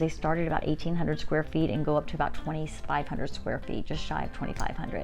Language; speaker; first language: English; native; English